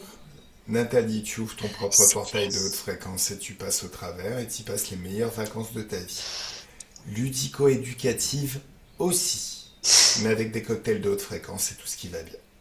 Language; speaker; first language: French; native; French